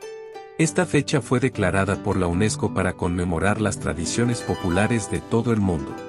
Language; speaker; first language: Spanish; native; Spanish